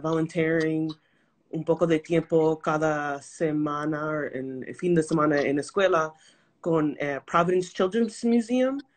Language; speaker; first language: Spanish; early bilingual, heritage; Spanish